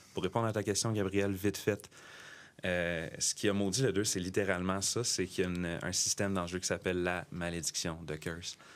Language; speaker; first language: French; native; French